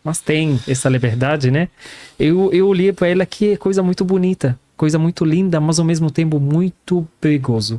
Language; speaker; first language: Portuguese; non-native, fluent; Arabic